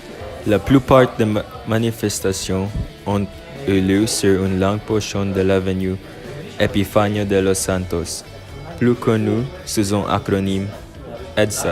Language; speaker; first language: French; non-native, learner; Filipino